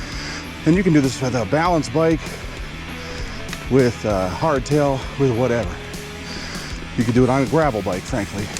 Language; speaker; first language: English; native; English